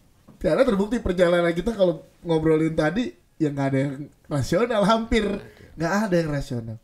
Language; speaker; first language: Indonesian; native; Indonesian